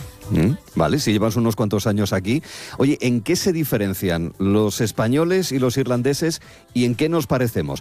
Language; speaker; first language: Spanish; native; Spanish